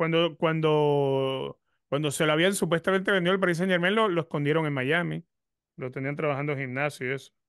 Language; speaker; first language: Spanish; native; Spanish